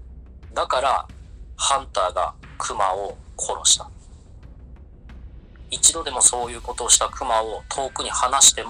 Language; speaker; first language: Japanese; native; Japanese